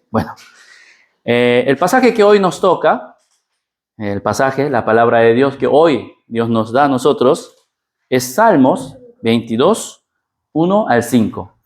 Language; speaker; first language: Spanish; early bilingual, other home language; Korean